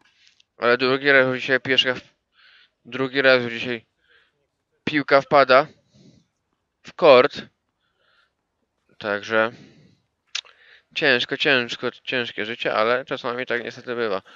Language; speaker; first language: Polish; native; Polish